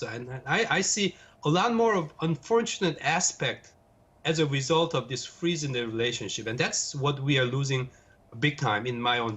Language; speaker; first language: English; non-native, fluent; Korean